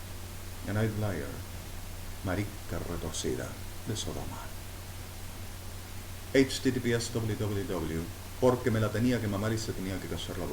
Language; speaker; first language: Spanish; native; Spanish